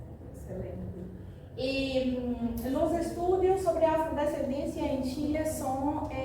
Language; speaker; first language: Spanish; non-native, fluent; Portuguese